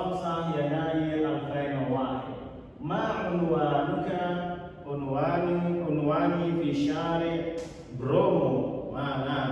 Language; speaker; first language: Arabic; non-native, learner; Indonesian